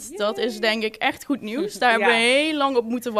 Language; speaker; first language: Dutch; native; Dutch